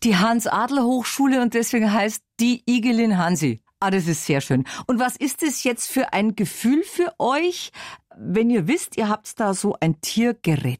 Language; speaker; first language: German; native; German